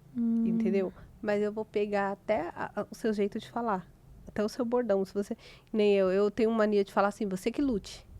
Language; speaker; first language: Portuguese; native; Portuguese